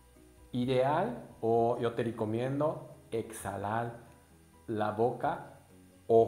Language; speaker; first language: Spanish; non-native, learner; Japanese